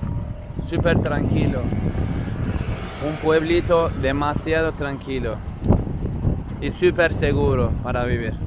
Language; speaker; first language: Spanish; non-native, learner; Turkish